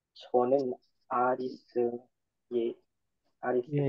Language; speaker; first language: Korean; non-native, learner; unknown